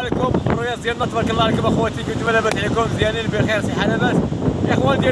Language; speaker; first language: Arabic; native; Arabic